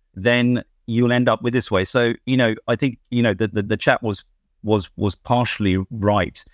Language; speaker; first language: English; native; English